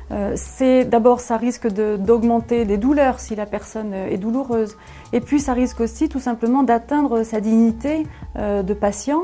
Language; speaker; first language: French; native; French